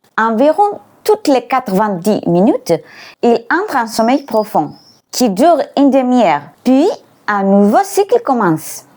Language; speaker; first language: French; non-native, fluent; Greek